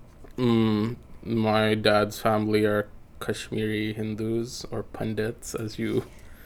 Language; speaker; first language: English; native; English